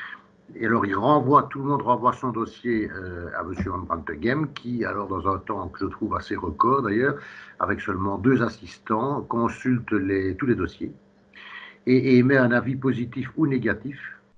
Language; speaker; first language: French; native; French